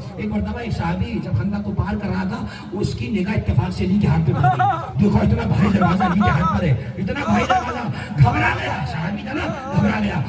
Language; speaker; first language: Urdu; native; Urdu